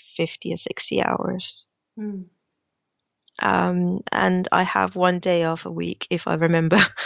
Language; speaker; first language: English; non-native, fluent; Danish